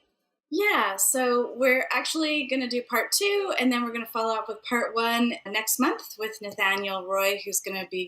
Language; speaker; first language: English; native; English